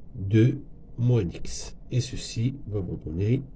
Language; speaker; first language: French; non-native, local second language; Arabic